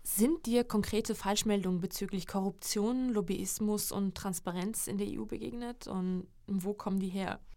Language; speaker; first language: German; non-native, fluent; Georgian